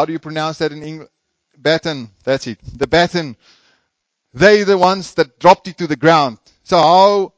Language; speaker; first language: English; non-native, local second language; Afrikaans